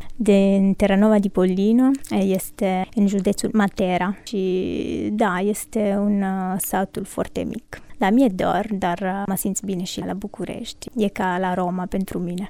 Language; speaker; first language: Romanian; non-native, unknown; Italian